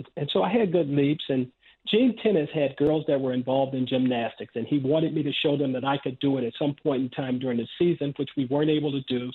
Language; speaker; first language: English; native; English